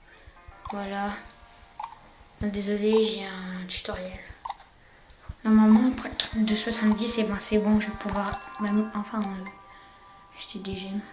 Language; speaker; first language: French; native; French